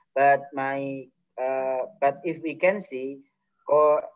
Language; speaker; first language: English; non-native, fluent; Indonesian